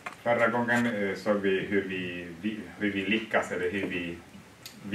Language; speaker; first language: Swedish; non-native, fluent; Tigrinya